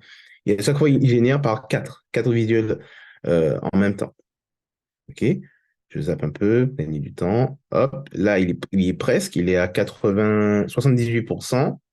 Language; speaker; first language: French; native; French